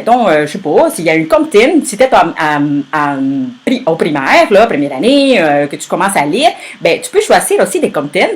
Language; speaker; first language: French; native; French